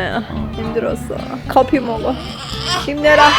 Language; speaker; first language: Korean; non-native, learner; Persian